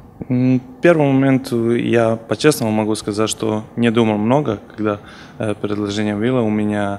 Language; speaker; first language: Russian; non-native, fluent; Serbian